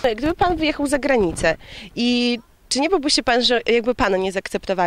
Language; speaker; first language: Polish; native; Polish